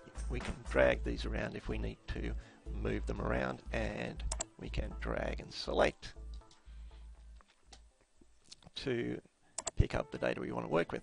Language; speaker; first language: English; native; English